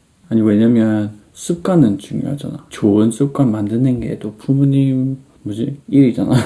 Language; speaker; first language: Korean; non-native, learner; English